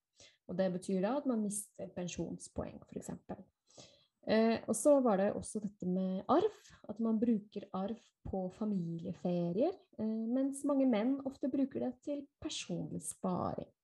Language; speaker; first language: Norwegian; non-native, fluent; Spanish